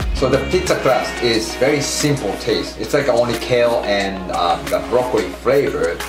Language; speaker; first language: English; non-native, fluent; Japanese